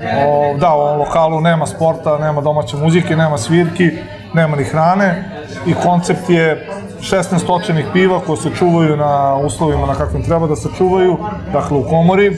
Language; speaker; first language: Serbian; native; Serbian